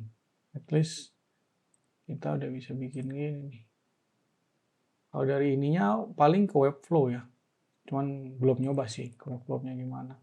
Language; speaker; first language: Indonesian; native; Indonesian